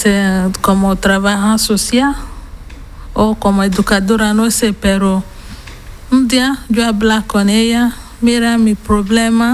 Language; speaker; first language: Spanish; non-native, learner; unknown